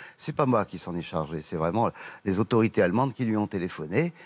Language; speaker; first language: French; native; French